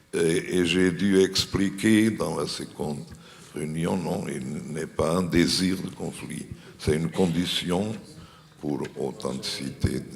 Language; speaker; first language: French; non-native, fluent; Portuguese